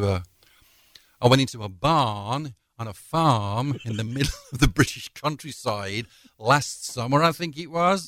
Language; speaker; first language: English; native; English